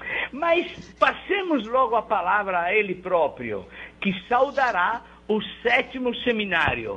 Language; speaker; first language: Portuguese; non-native, fluent; Italian